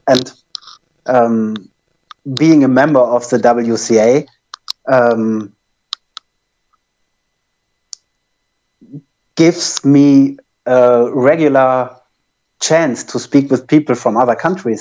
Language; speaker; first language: English; non-native, fluent; German